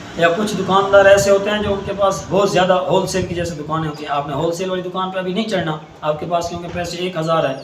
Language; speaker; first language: Urdu; non-native, local second language; Saraiki